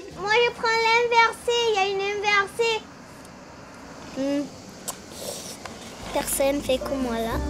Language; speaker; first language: French; early bilingual, heritage; English